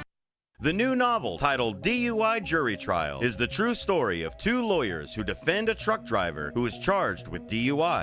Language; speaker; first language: English; native; English